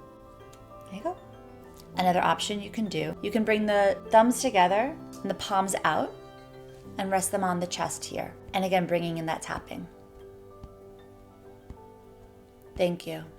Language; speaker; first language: English; native; English